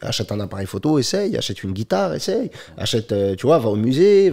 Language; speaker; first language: French; native; French